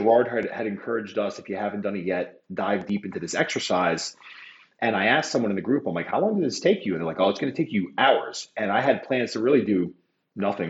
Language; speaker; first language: English; native; English